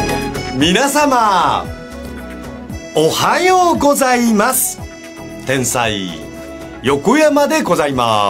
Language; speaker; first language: Japanese; native; Japanese